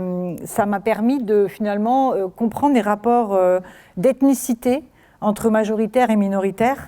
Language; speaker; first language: French; native; French